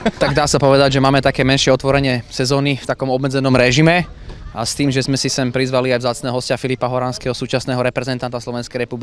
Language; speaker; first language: Slovak; native; Slovak